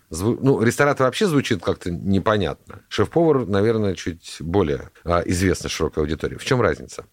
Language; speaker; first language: Russian; native; Russian